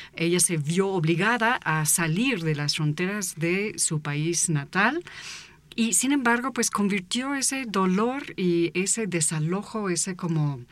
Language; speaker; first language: Spanish; non-native, fluent; English